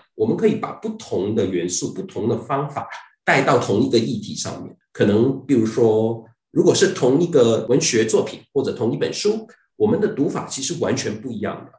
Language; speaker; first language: Chinese; non-native, fluent; Cantonese